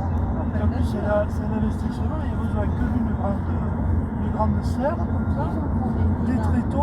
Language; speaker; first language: French; native; French